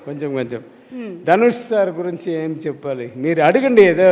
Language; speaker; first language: Telugu; non-native, learner; Tamil